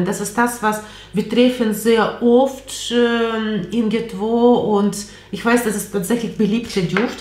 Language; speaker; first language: German; non-native, learner; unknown